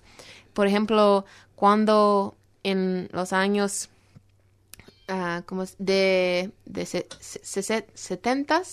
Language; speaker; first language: Spanish; non-native, fluent; English